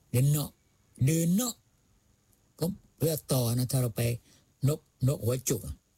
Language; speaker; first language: Thai; non-native, local second language; Malay